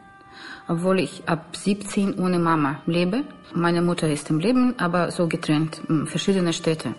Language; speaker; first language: German; non-native, learner; Russian